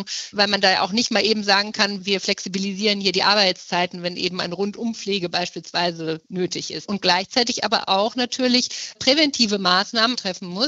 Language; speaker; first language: German; native; German